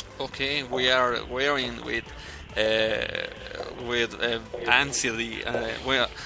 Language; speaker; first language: English; non-native, learner; Spanish